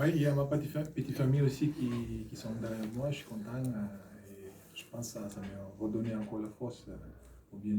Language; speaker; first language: French; non-native, learner; Fijian